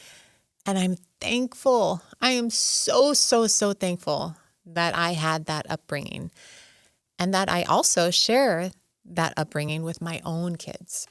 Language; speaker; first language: English; native; English